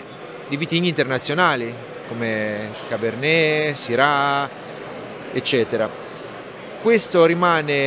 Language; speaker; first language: Italian; native; Italian